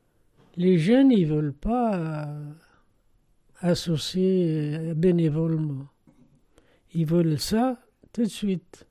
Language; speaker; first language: French; non-native, fluent; Arabic